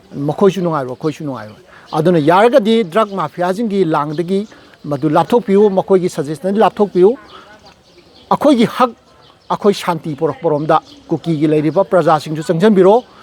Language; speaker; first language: Manipuri; native; Manipuri